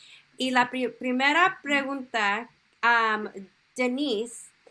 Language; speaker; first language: Spanish; early bilingual, heritage; Spanish